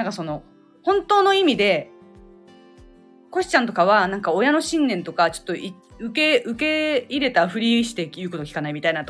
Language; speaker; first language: Japanese; native; Japanese